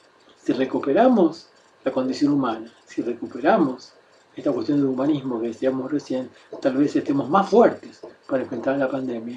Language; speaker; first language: Spanish; native; Spanish